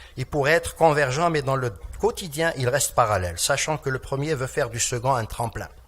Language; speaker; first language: French; non-native, local second language; Kabyle